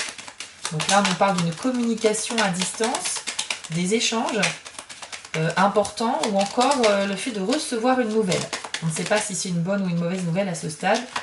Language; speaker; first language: French; native; French